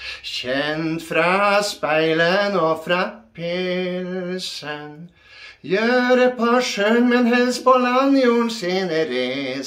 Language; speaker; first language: Norwegian; native; Norwegian